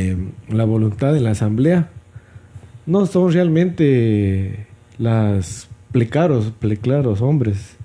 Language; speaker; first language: Spanish; native; Spanish